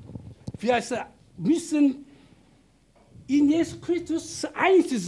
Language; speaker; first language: German; non-native, learner; Korean